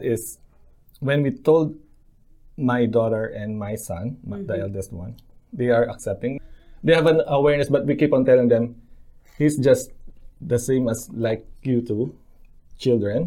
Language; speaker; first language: English; non-native, local second language; Filipino